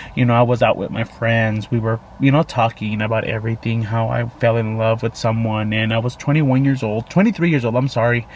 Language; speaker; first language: English; native; English